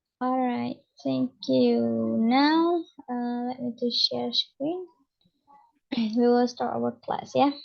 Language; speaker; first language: English; non-native, learner; Indonesian